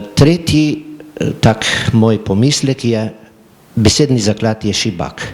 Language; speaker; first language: Slovenian; native; Slovenian